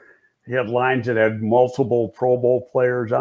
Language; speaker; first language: English; native; English